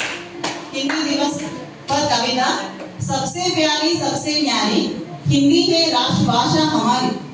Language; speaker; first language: Hindi; non-native, local second language; Telugu